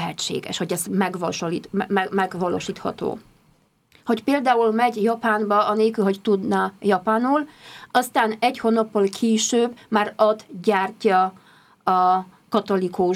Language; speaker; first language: Hungarian; non-native, fluent; Polish